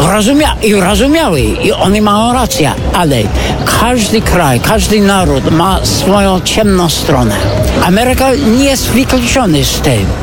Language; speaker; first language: Polish; non-native, fluent; English